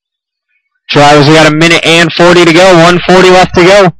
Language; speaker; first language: English; native; English